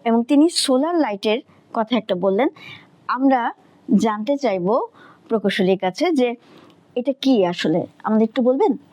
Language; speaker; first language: Bangla; native; Bangla